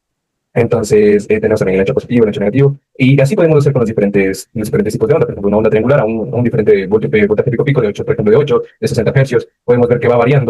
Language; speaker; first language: Spanish; native; Spanish